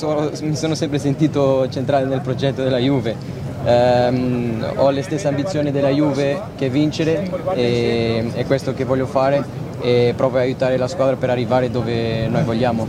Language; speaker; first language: Italian; non-native, fluent; Portuguese